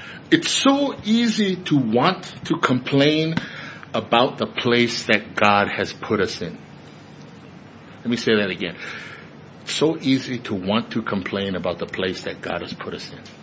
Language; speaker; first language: English; native; English